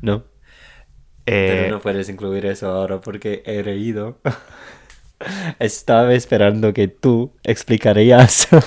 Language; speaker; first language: Spanish; non-native, fluent; English